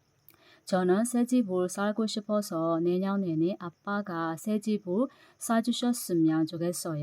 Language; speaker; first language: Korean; non-native, fluent; Burmese